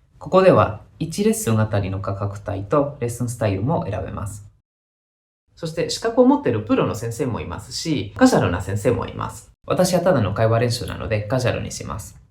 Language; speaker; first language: Japanese; non-native, fluent; Spanish